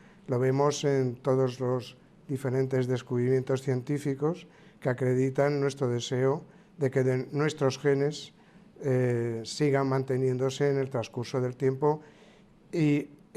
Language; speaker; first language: Spanish; native; Spanish